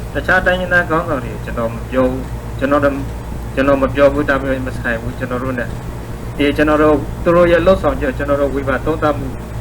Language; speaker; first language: Burmese; non-native, local second language; S'gaw Karen